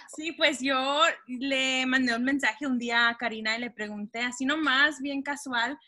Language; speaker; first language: Spanish; early bilingual, heritage; Spanish